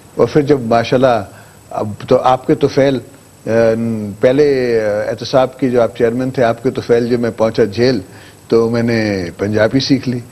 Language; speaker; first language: Urdu; non-native, local second language; English